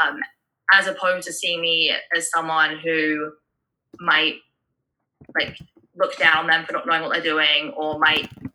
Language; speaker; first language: English; native; English